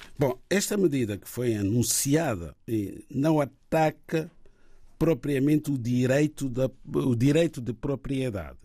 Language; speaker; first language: Portuguese; native; Portuguese